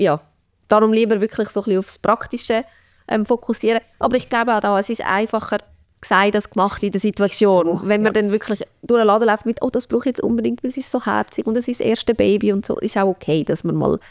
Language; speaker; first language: German; native; German